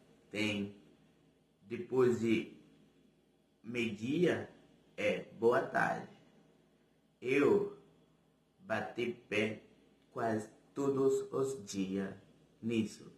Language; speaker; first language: Portuguese; non-native, fluent; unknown